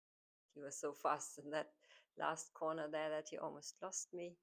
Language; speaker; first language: English; non-native, fluent; German